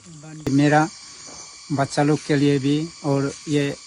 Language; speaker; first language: Hindi; non-native, local second language; Adi